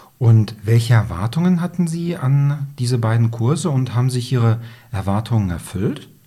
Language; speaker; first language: German; native; German